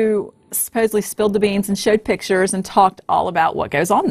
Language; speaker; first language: English; native; English